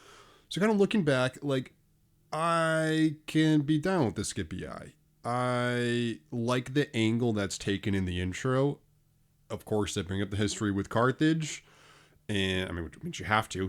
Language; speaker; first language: English; native; English